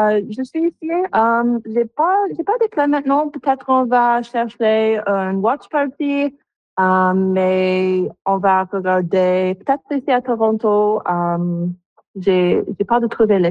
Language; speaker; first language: French; non-native, local second language; English